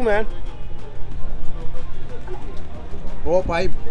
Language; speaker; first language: Hindi; non-native, local second language; Punjabi